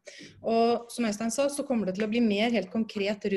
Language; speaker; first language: Norwegian; native; Norwegian